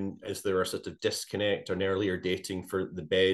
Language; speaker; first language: English; native; English